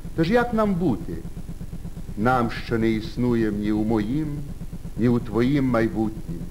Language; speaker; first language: Ukrainian; early bilingual, heritage; Ukrainian